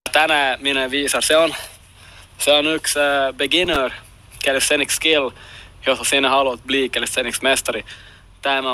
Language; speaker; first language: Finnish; non-native, local second language; Swedish